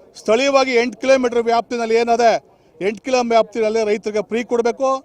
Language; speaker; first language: Kannada; native; Kannada